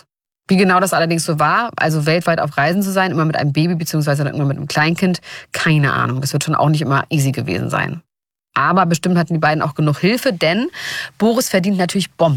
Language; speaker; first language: German; native; German